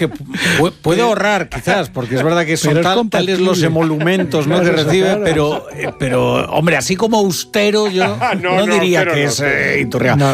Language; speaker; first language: Spanish; native; Spanish